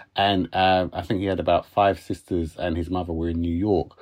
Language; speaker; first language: English; native; English